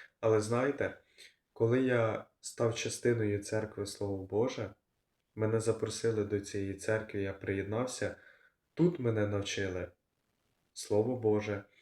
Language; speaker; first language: Ukrainian; non-native, local second language; Russian